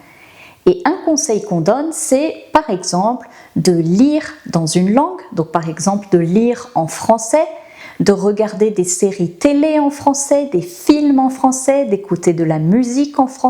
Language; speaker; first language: French; native; French